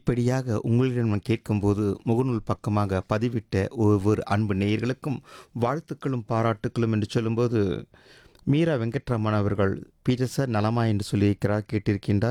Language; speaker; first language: Tamil; native; Tamil